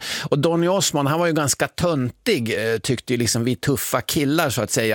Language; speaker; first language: Swedish; native; Swedish